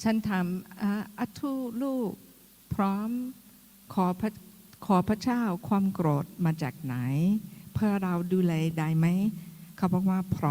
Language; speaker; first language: Thai; non-native, fluent; English